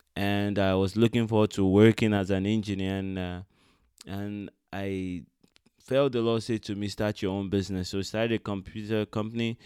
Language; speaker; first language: English; non-native, local second language; Yoruba